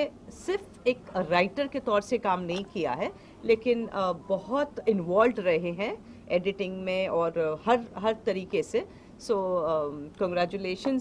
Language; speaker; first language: Hindi; native; Hindi